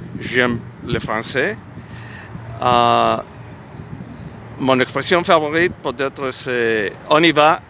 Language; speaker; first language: French; non-native, learner; Spanish